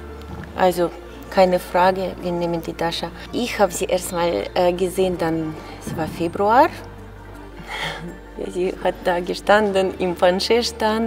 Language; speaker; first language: German; non-native, fluent; Russian